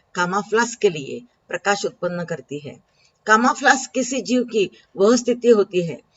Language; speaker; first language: Hindi; non-native, local second language; Marathi